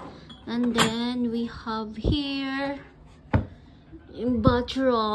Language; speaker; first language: English; non-native, local second language; Filipino